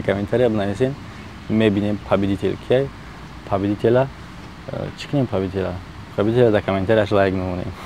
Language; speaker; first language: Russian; non-native, local second language; Tajik